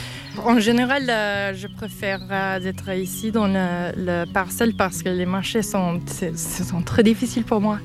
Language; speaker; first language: French; non-native, learner; English